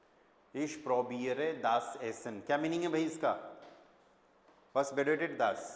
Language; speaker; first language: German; non-native, fluent; Hindi